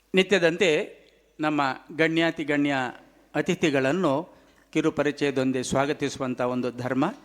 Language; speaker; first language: Kannada; native; Kannada